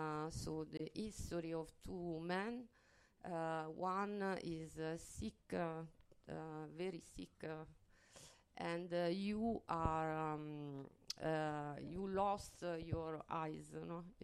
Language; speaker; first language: English; non-native, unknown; Italian